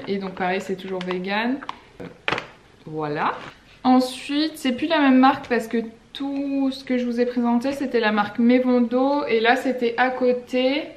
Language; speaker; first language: French; native; French